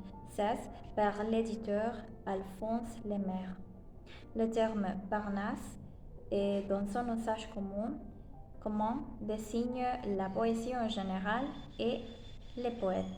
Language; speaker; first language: French; non-native, learner; Spanish